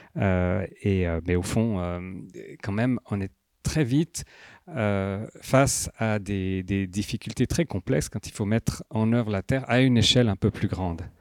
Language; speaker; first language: French; native; French